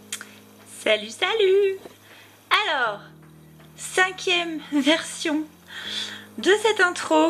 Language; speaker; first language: French; native; French